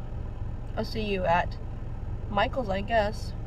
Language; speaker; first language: English; native; English